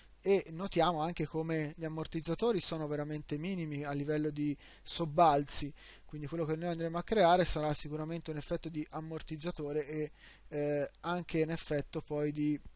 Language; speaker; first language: Italian; native; Italian